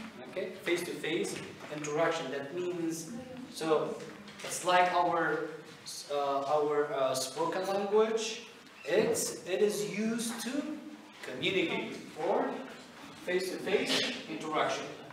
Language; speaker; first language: English; non-native, fluent; Turkish